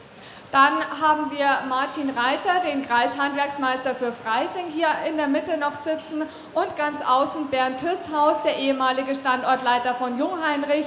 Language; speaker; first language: German; native; German